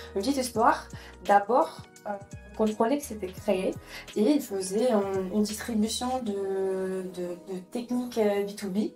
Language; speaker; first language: French; non-native, fluent; Ukrainian